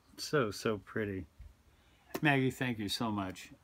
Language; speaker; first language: English; native; English